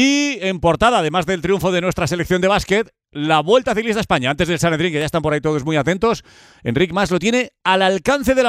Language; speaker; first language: Spanish; native; Spanish